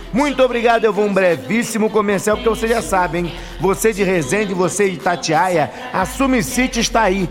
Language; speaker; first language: Portuguese; native; Portuguese